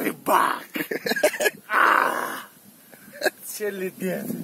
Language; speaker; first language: Russian; non-native, learner; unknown